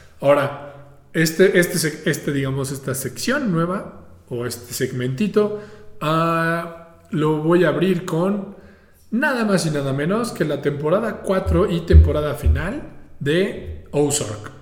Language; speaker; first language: Spanish; native; Spanish